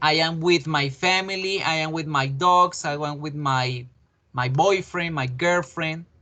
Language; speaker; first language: English; non-native, fluent; Spanish